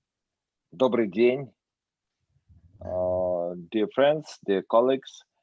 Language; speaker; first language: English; non-native, fluent; Russian